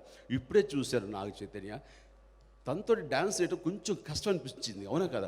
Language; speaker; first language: Telugu; native; Telugu